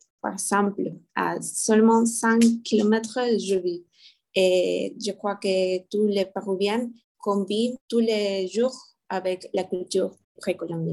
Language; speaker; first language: French; non-native, learner; Spanish